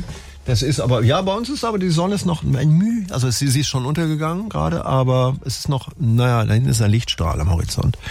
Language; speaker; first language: German; native; German